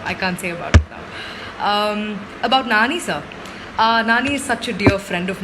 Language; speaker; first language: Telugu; non-native, fluent; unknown